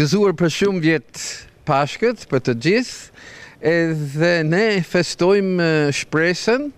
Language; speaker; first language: Albanian; non-native, fluent; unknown